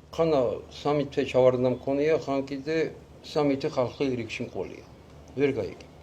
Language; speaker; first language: Georgian; native; Georgian